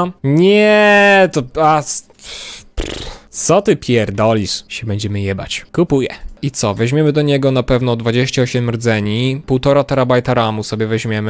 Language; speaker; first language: Polish; native; Polish